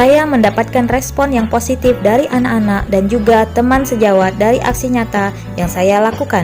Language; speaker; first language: Indonesian; native; Indonesian